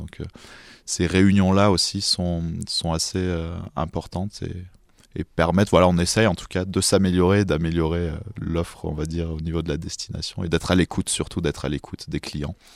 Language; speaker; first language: French; native; French